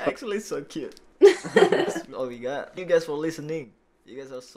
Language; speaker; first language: English; non-native, fluent; Indonesian